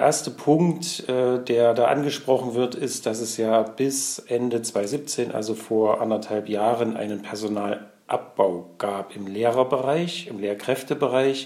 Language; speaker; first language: German; native; German